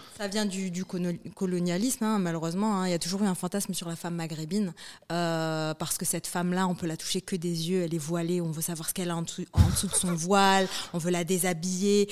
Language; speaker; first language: French; early bilingual, other home language; Arabic